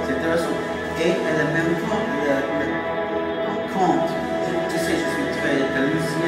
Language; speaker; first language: French; non-native, fluent; English